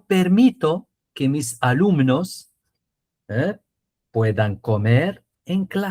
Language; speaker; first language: Spanish; non-native, fluent; Arabic